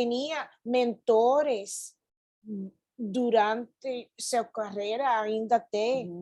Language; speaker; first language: Portuguese; non-native, fluent; Spanish